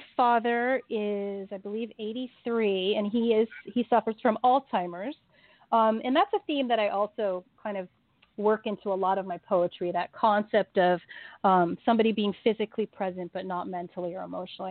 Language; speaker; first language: English; native; English